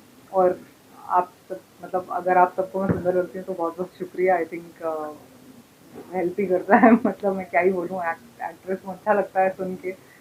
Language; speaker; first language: Hindi; native; Hindi